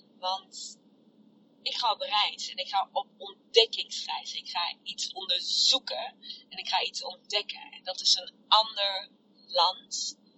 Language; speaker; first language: Dutch; native; Dutch